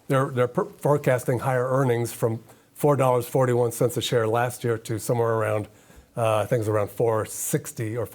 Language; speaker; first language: English; native; English